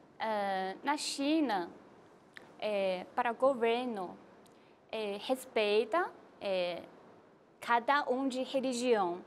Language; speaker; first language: Portuguese; non-native, learner; Chinese